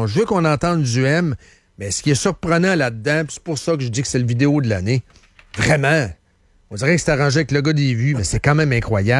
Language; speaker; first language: French; native; French